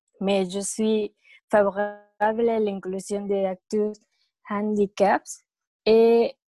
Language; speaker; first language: French; non-native, learner; Spanish